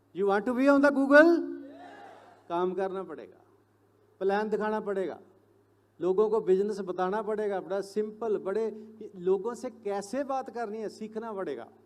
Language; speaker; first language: Hindi; non-native, local second language; Punjabi